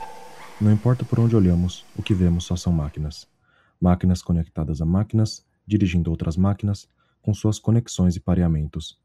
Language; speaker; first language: Portuguese; native; Portuguese